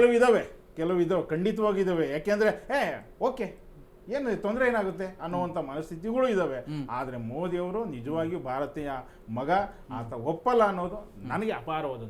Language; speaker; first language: Kannada; native; Kannada